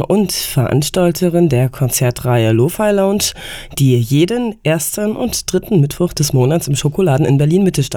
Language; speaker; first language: German; native; German